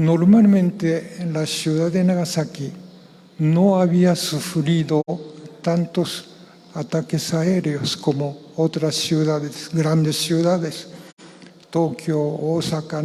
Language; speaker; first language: Spanish; non-native, fluent; Japanese